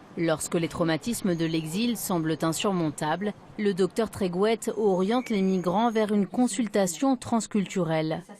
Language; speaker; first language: French; native; French